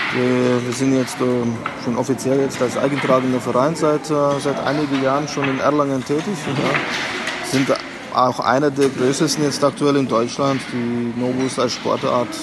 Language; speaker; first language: German; non-native, fluent; Latvian